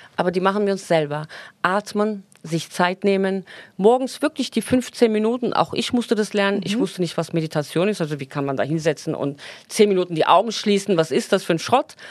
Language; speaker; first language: German; non-native, fluent; Turkish